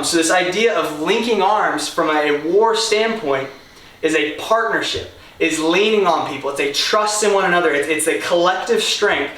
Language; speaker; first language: English; native; English